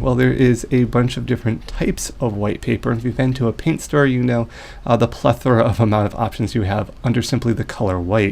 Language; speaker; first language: English; native; English